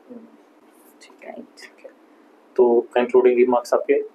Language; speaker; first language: Hindi; native; Hindi